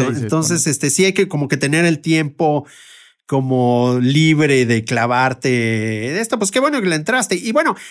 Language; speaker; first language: Spanish; native; Spanish